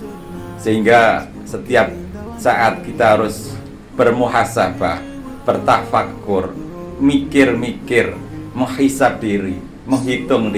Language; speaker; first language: Indonesian; native; Indonesian